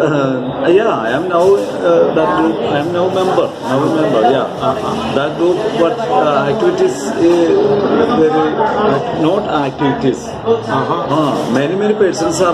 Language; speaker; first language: English; non-native, local second language; Malayalam